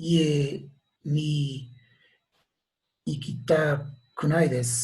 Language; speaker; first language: Japanese; non-native, learner; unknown